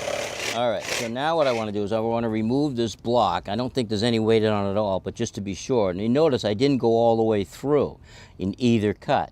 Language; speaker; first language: English; native; English